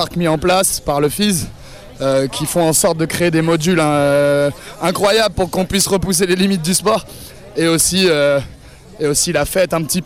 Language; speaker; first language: French; native; French